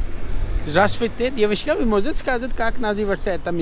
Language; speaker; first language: Russian; non-native, learner; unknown